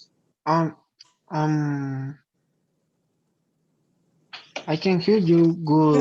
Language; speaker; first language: English; non-native, learner; Spanish